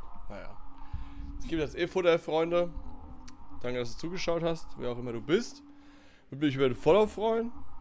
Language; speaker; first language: German; native; German